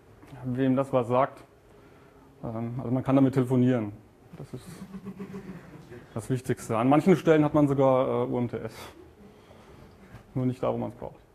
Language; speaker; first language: German; native; German